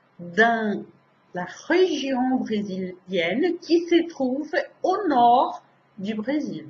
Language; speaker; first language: French; non-native, fluent; Portuguese